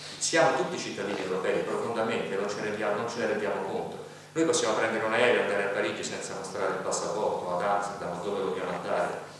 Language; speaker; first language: Italian; native; Italian